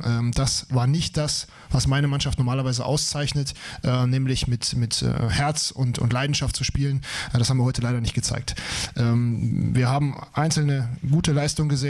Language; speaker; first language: German; native; German